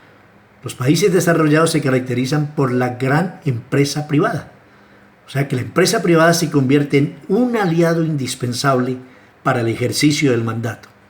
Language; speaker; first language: Spanish; native; Spanish